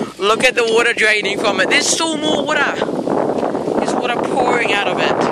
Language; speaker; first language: English; native; English